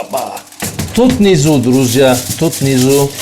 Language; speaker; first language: Russian; non-native, learner; Turkish